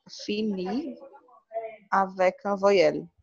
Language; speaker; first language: French; non-native, learner; Portuguese